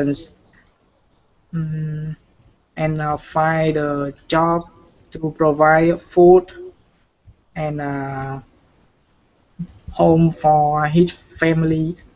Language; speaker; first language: English; non-native, learner; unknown